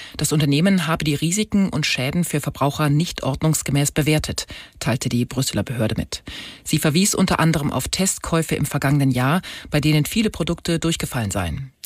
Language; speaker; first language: German; native; German